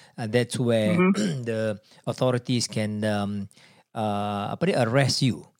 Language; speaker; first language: English; non-native, local second language; Malay